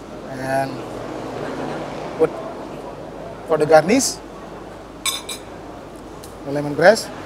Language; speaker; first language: English; non-native, learner; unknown